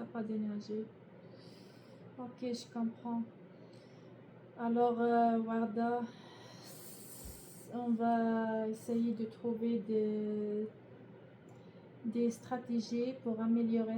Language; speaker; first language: French; non-native, learner; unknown